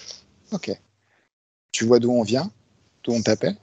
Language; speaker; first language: French; native; French